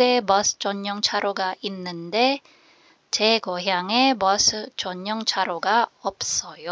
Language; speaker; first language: Korean; non-native, fluent; Filipino